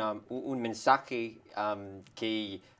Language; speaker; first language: Spanish; non-native, fluent; English